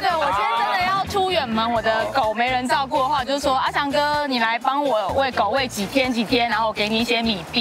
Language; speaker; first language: Chinese; native; Chinese